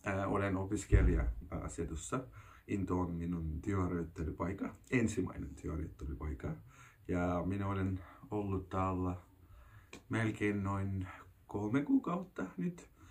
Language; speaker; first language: Finnish; non-native, learner; Turkish